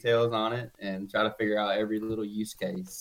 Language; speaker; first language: English; native; English